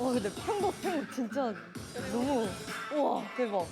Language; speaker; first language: Korean; native; Korean